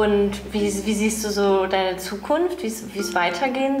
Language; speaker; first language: German; early bilingual, other home language; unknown